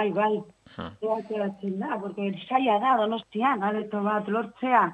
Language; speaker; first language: Basque; non-native, local second language; Spanish